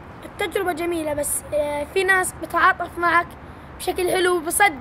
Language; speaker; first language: Arabic; native; Arabic